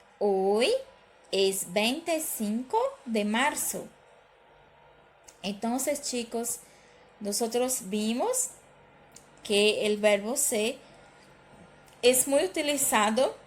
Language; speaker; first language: Spanish; non-native, learner; Portuguese